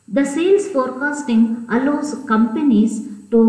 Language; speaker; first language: English; non-native, local second language; Kannada